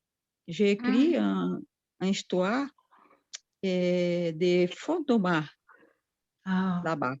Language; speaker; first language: French; non-native, learner; Portuguese